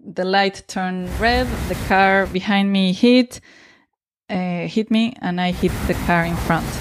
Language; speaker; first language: English; non-native, fluent; Spanish